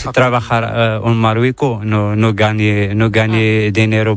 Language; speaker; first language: Spanish; non-native, learner; Arabic